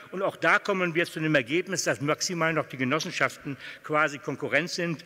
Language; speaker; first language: German; native; German